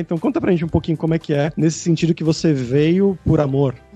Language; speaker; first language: Portuguese; native; Portuguese